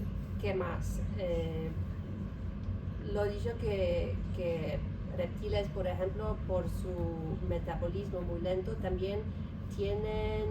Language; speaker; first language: Spanish; non-native, learner; Polish